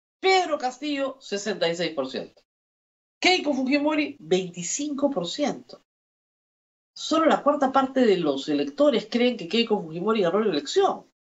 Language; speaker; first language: Spanish; native; Spanish